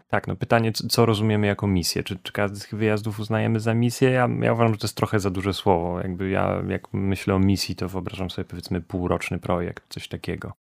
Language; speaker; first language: Polish; native; Polish